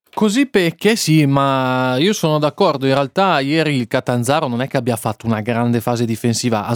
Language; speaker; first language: Italian; native; Italian